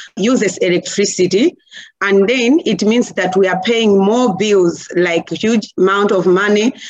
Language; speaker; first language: English; non-native, local second language; Nyanja